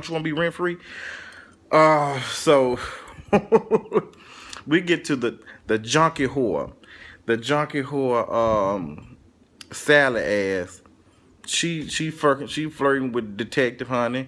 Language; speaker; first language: English; native; English